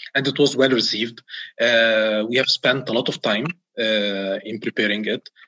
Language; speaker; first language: English; non-native, fluent; Arabic